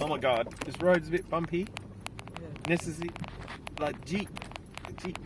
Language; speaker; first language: English; native; English